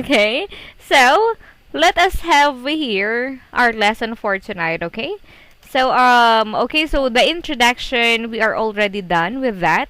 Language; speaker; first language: English; non-native, fluent; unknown